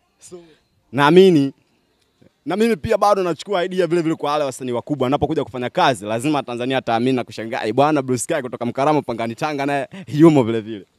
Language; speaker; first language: Swahili; native; Swahili